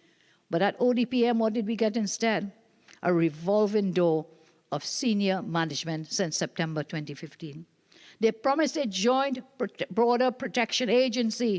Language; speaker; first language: English; native; English